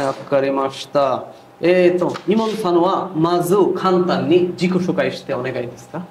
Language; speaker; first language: Japanese; non-native, learner; Bangla